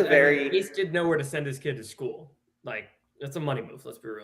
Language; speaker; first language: English; native; English